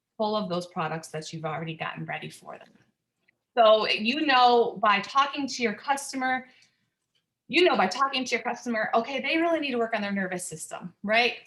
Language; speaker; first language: English; native; English